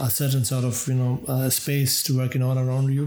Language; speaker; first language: English; non-native, local second language; Urdu